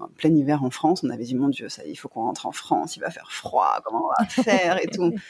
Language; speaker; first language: French; native; French